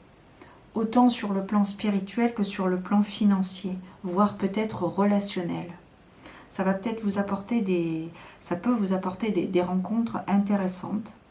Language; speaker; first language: French; native; French